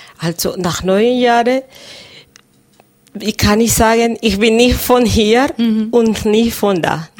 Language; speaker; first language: German; non-native, learner; Spanish